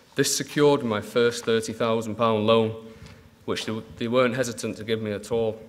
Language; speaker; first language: English; native; English